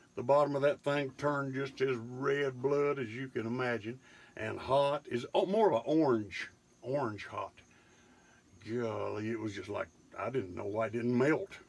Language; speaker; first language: English; native; English